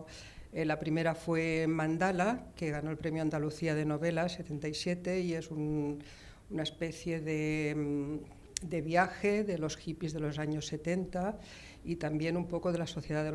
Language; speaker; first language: Spanish; native; Spanish